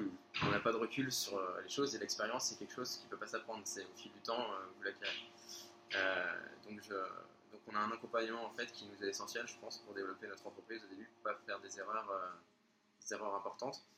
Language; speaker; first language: French; native; French